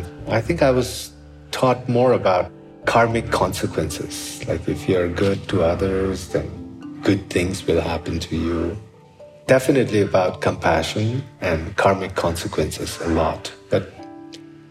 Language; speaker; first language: English; non-native, local second language; Sherpa